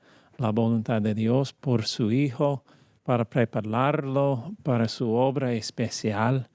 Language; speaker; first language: Spanish; non-native, fluent; English